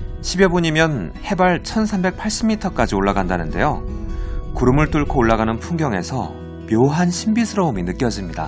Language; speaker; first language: Korean; native; Korean